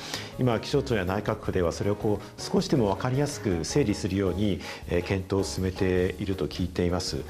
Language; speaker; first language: Japanese; native; Japanese